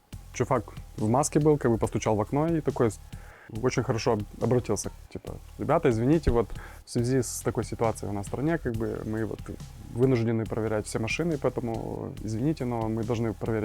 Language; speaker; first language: Russian; native; Russian